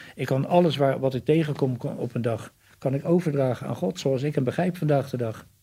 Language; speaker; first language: Dutch; native; Dutch